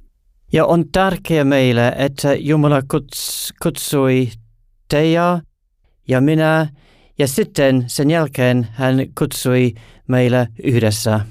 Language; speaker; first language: Finnish; non-native, fluent; English